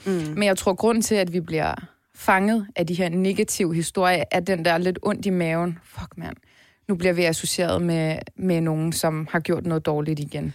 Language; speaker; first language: Danish; early bilingual, other home language; Turkish